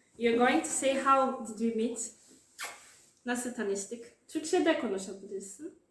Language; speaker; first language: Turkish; non-native, learner; Kinyarwanda